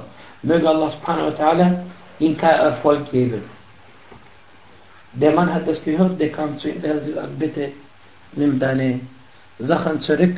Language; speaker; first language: German; non-native, fluent; Arabic